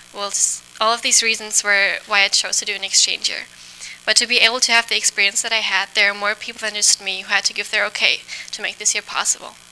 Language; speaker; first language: English; non-native, fluent; German